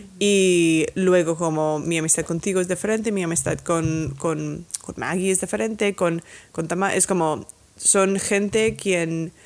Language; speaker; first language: Spanish; non-native, fluent; English